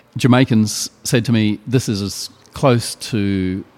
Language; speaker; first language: English; native; English